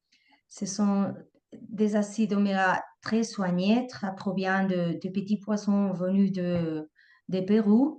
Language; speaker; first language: French; non-native, fluent; Spanish